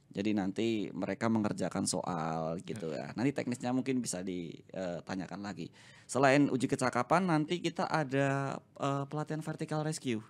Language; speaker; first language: Indonesian; native; Indonesian